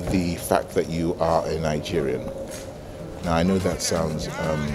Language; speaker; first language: English; non-native, local second language; Igbo